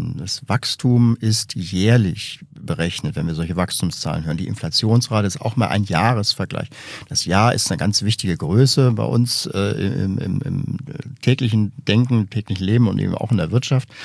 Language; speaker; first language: German; native; German